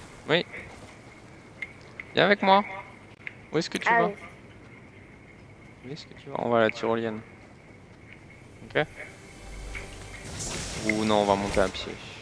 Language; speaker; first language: French; native; French